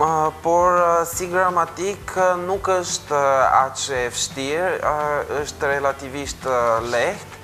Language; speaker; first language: Albanian; non-native, fluent; Bulgarian